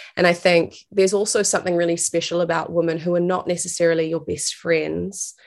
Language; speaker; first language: English; native; English